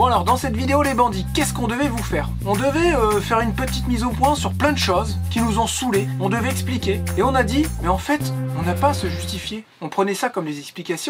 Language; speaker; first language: French; native; French